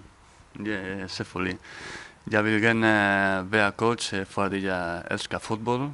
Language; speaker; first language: Danish; non-native, learner; Spanish